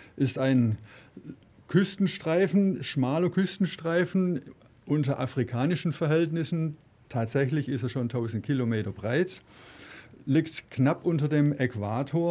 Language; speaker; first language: German; native; German